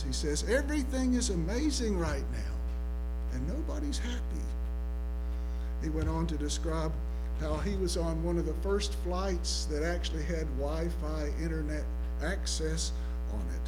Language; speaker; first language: English; native; English